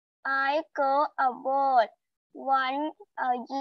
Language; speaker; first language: English; non-native, learner; Thai